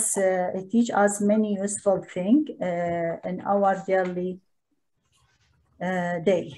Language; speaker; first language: English; non-native, learner; Arabic